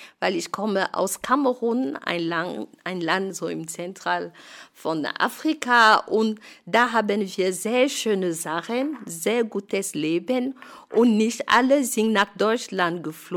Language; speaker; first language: German; non-native, fluent; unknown